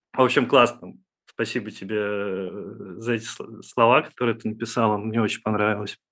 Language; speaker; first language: Russian; native; Russian